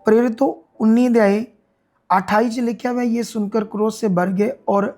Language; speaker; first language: Hindi; non-native, local second language; Punjabi